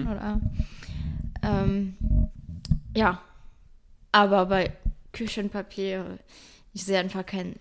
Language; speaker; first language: German; non-native, fluent; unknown